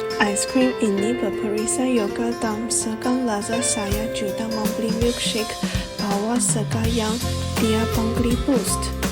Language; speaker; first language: Malay; non-native, learner; Chinese